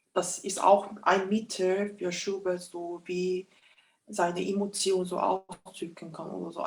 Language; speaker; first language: German; non-native, fluent; Korean